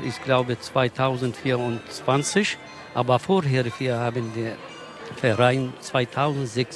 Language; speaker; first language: German; non-native, learner; Kurdish